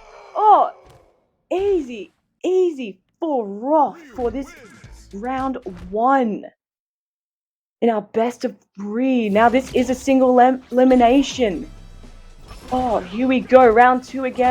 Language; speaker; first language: English; native; English